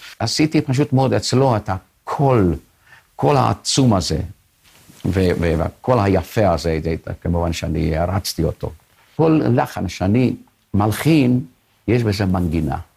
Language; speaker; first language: Hebrew; non-native, fluent; Hungarian